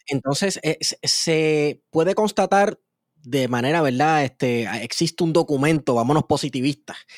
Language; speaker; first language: Spanish; native; Spanish